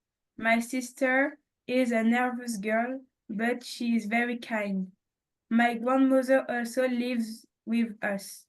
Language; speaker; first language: English; non-native, learner; French